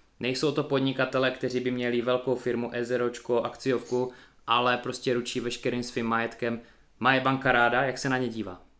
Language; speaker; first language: Czech; native; Czech